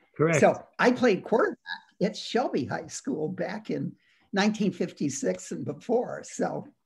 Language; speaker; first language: English; native; English